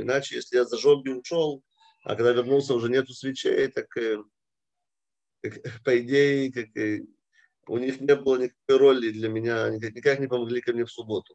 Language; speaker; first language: Russian; early bilingual, heritage; Russian